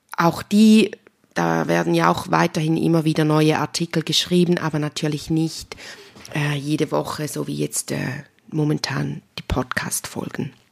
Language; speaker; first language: German; native; German